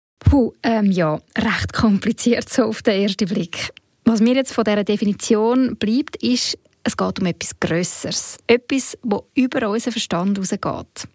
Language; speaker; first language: German; native; German